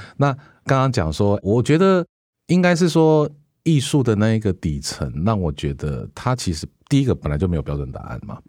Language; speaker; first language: Chinese; native; Chinese